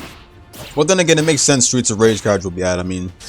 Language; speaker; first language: English; native; English